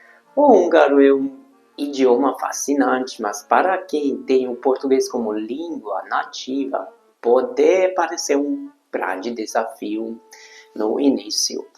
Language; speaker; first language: Portuguese; non-native, fluent; Hungarian